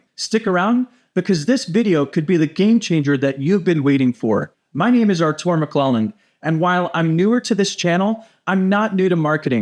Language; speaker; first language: English; native; English